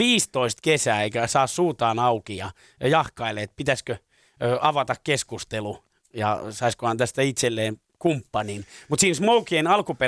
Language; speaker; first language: Finnish; native; Finnish